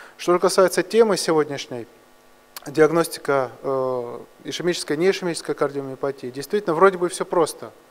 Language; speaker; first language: Russian; non-native, local second language; Georgian